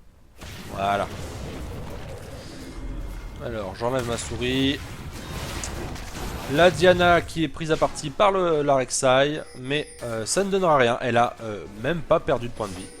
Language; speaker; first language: French; native; French